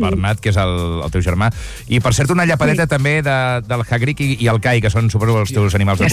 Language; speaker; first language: Catalan; native; Catalan